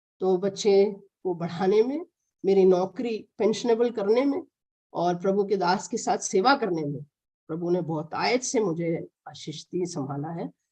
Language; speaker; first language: Hindi; non-native, local second language; Malayalam